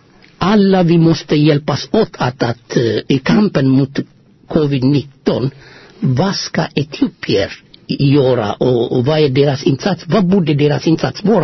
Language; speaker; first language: Swedish; non-native, fluent; Amharic